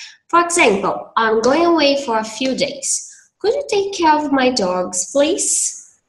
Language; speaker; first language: English; non-native, fluent; Portuguese